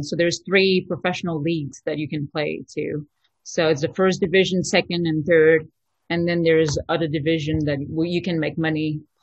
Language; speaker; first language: English; non-native, fluent; French